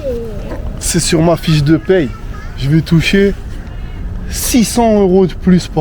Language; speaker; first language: French; native; French